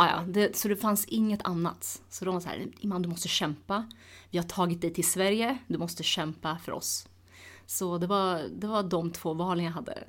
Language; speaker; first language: Swedish; early bilingual, other home language; Tigrinya